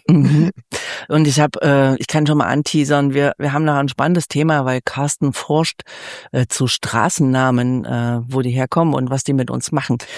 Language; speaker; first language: German; native; German